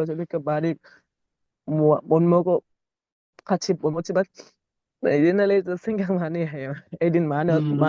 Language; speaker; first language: Korean; non-native, learner; Thai